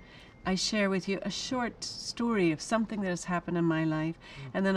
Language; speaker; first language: English; native; English